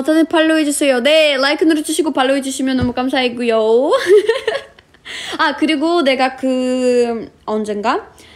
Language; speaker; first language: Korean; non-native, fluent; Russian